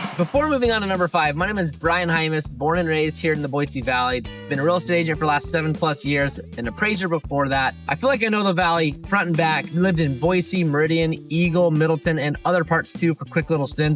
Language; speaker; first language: English; native; English